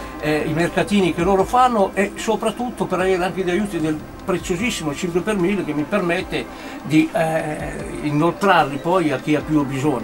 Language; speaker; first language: Italian; native; Italian